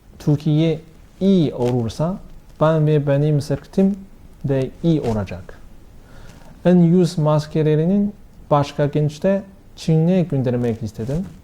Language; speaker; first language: Turkish; non-native, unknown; Chinese